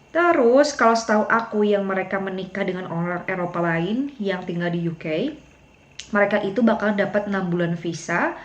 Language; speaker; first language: Indonesian; native; Indonesian